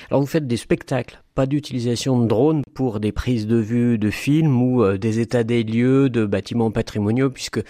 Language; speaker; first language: French; native; French